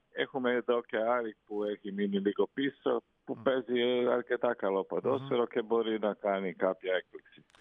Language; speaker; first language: Greek; non-native, fluent; Croatian